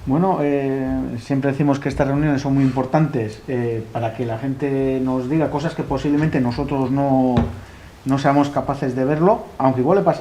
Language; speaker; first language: Spanish; non-native, local second language; Basque